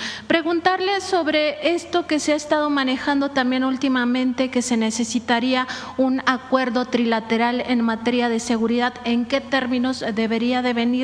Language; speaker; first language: Spanish; native; Spanish